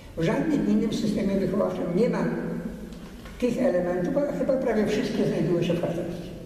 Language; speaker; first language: Polish; early bilingual, heritage; Polish